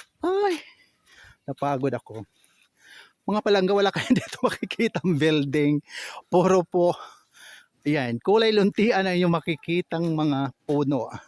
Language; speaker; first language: Filipino; non-native, local second language; Waray